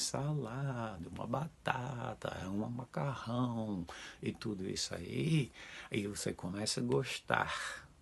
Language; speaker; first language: Portuguese; non-native, fluent; Dutch